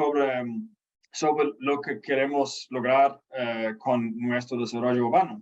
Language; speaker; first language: Spanish; non-native, fluent; Danish